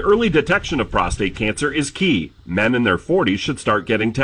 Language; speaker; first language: English; native; English